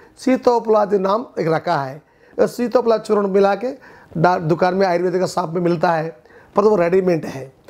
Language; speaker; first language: Hindi; non-native, local second language; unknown